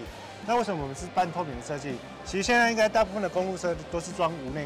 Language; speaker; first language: Chinese; native; Chinese